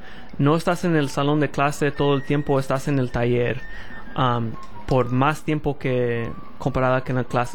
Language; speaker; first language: Spanish; early bilingual, heritage; Spanish